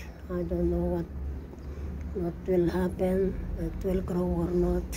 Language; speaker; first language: English; non-native, learner; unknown